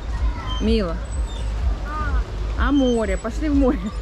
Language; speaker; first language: Russian; native; Russian